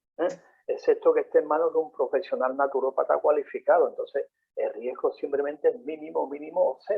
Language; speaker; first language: Spanish; native; Spanish